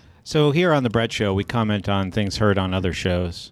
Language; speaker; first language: English; native; English